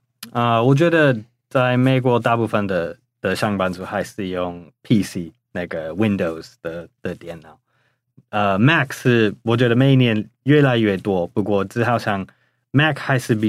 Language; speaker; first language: Chinese; non-native, fluent; English